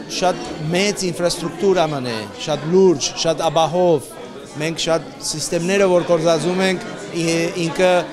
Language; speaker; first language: Armenian; early bilingual, heritage; Armenian